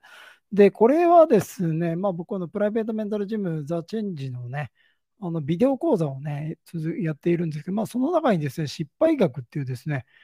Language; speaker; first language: Japanese; native; Japanese